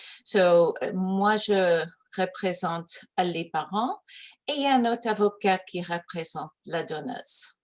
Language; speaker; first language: French; early bilingual, heritage; English